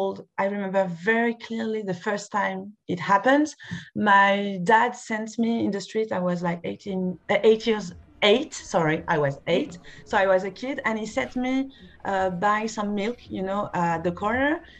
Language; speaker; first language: English; non-native, fluent; French